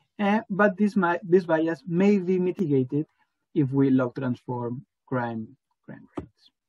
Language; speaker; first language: English; non-native, fluent; Spanish